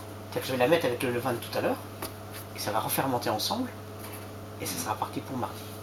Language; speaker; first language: French; native; French